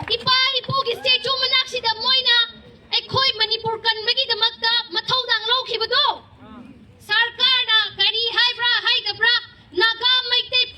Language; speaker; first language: Manipuri; non-native, local second language; Tangkhul Naga (India)